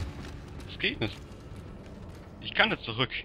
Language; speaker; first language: German; native; German